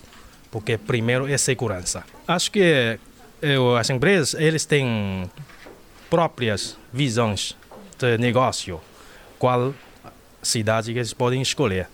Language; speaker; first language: Portuguese; non-native, fluent; Chinese